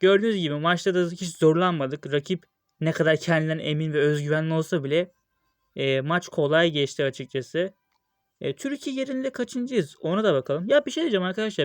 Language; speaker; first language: Turkish; native; Turkish